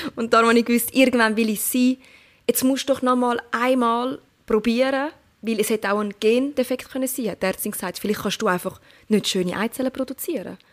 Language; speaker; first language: German; early bilingual, other home language; Turkish